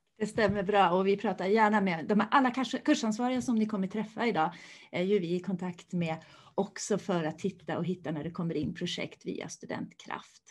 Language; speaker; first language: Swedish; native; Swedish